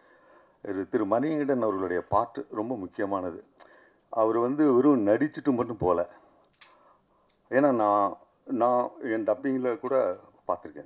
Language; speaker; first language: Tamil; native; Tamil